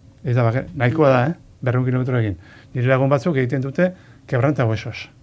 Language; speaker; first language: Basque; non-native, local second language; Spanish